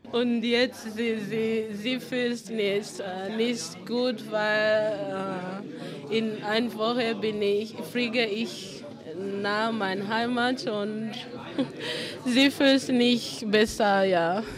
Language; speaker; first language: German; non-native, learner; Kinyarwanda